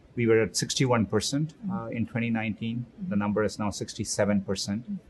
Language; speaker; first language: English; non-native, local second language; Tamil